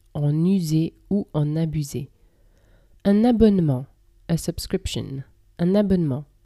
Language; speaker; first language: French; native; French